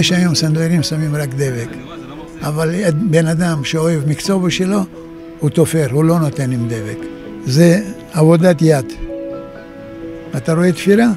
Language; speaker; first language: Hebrew; non-native, fluent; Russian